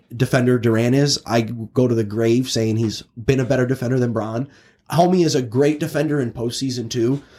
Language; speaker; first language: English; native; English